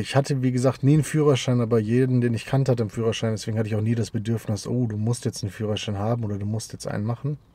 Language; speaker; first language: German; native; German